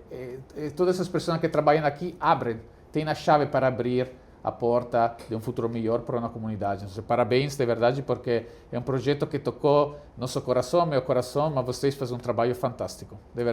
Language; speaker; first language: Portuguese; non-native, fluent; Italian